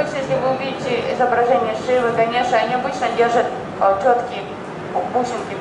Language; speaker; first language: Russian; native; Russian